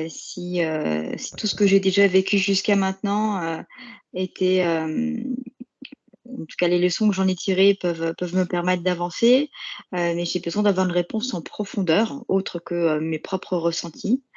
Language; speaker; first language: French; native; French